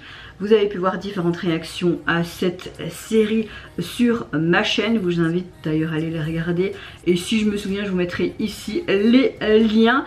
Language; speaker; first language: French; native; French